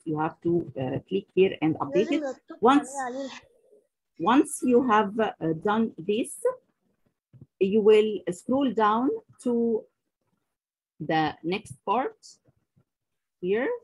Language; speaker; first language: English; non-native, local second language; Arabic